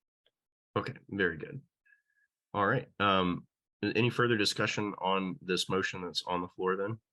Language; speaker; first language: English; native; English